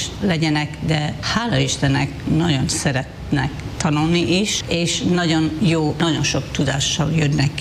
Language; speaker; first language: Hungarian; non-native, fluent; Hebrew